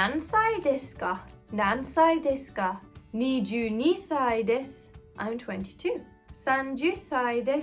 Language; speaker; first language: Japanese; non-native, fluent; English